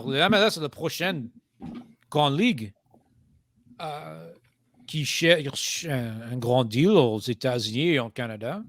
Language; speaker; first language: French; non-native, fluent; English